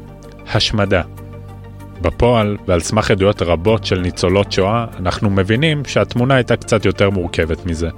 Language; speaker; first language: Hebrew; native; Hebrew